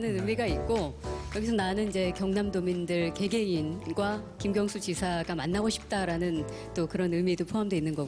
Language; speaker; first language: Korean; native; Korean